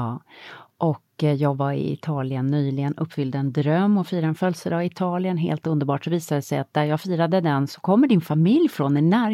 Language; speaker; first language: Swedish; native; Swedish